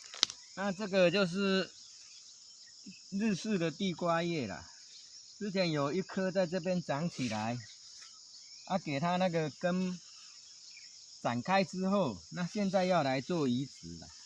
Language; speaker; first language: Chinese; non-native, local second language; Min Nan Chinese